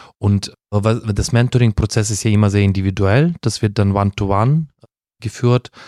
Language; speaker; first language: German; non-native, fluent; Russian